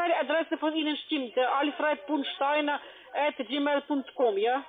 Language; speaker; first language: German; non-native, fluent; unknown